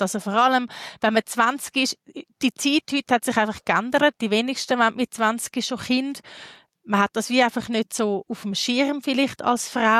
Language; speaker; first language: German; native; German